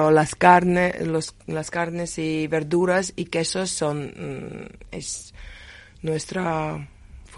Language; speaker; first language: Spanish; non-native, learner; Georgian